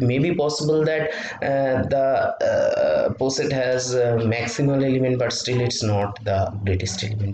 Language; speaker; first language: English; non-native, local second language; Bangla